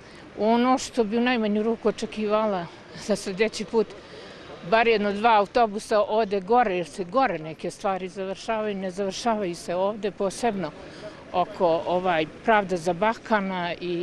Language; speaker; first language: Croatian; native; Croatian